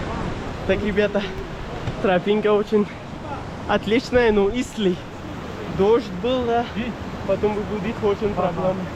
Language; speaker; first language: Russian; non-native, learner; Pashto